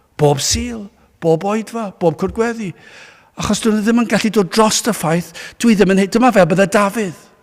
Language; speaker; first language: Welsh; native; Welsh